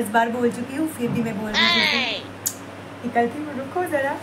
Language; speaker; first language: Hindi; non-native, local second language; Assamese